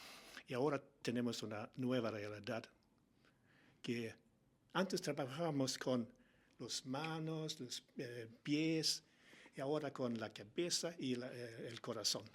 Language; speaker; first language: Spanish; non-native, learner; Swedish